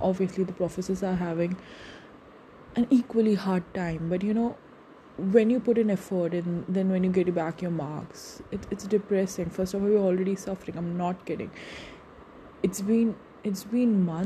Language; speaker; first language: English; non-native, local second language; Hindi